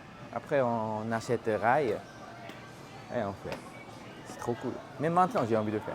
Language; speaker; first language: French; non-native, fluent; Japanese